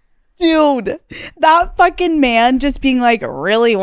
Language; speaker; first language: English; native; English